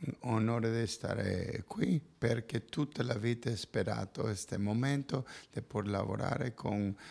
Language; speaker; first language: Italian; non-native, learner; Spanish